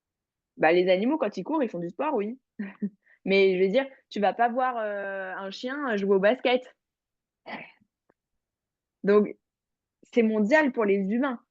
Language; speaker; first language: French; native; French